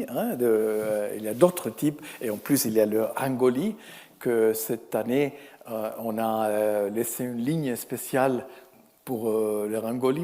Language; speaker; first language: French; non-native, fluent; Spanish